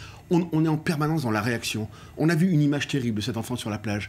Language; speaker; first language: French; native; French